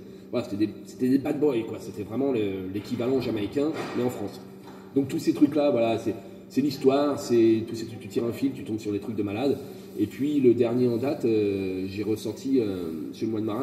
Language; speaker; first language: French; native; French